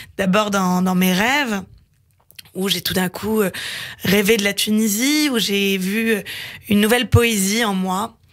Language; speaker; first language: French; native; French